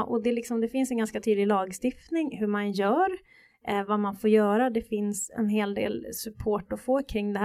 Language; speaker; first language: Swedish; native; Swedish